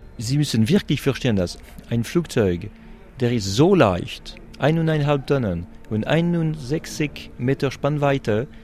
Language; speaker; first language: German; non-native, local second language; French